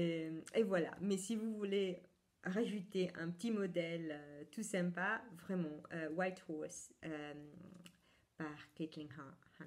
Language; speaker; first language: French; non-native, fluent; Italian